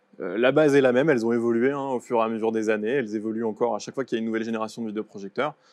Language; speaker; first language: French; native; French